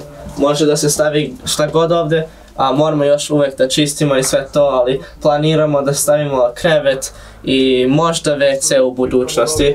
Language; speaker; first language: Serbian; early bilingual, heritage; English